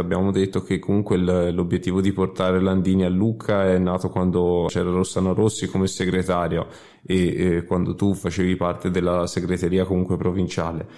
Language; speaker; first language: Italian; native; Italian